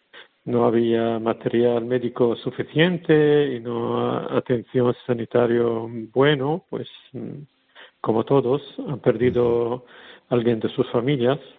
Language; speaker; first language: Spanish; non-native, learner; Arabic